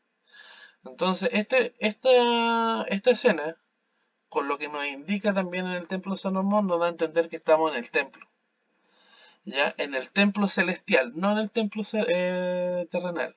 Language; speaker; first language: Spanish; native; Spanish